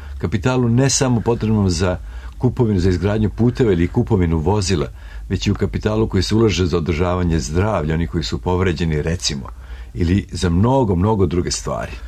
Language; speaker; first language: Serbian; native; Serbian